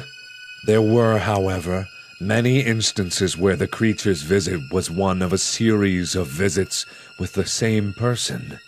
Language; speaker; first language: English; native; English